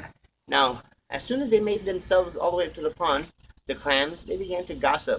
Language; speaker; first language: English; native; English